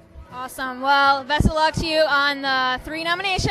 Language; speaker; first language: English; native; English